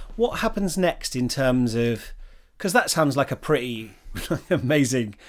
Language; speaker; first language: English; native; English